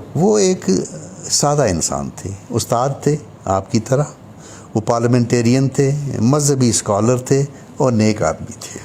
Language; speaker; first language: Urdu; non-native, local second language; Kashmiri